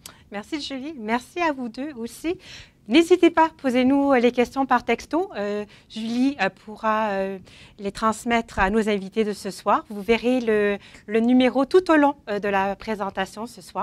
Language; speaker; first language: French; native; French